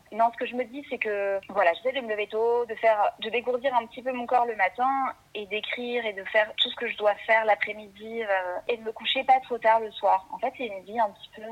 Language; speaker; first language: French; native; French